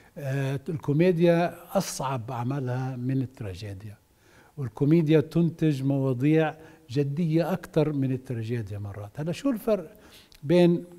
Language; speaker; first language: Arabic; native; Arabic